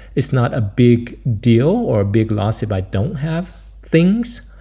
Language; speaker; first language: English; native; English